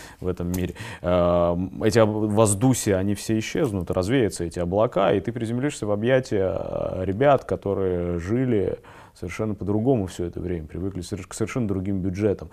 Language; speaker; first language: Russian; native; Russian